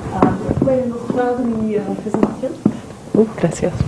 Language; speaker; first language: Spanish; non-native, learner; English